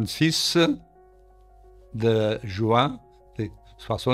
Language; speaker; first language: French; non-native, learner; Portuguese